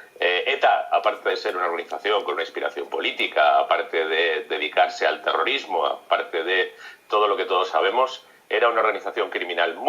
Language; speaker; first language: Spanish; native; Spanish